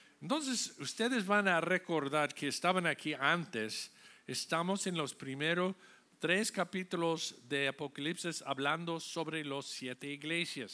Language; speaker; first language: Spanish; non-native, fluent; English